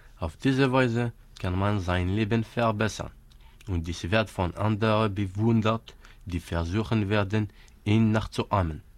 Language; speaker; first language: German; non-native, fluent; Kabyle